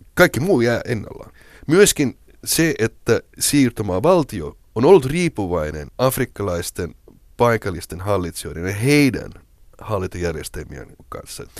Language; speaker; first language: Finnish; non-native, local second language; Swedish